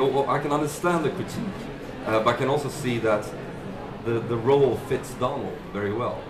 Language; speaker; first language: English; non-native, fluent; Swedish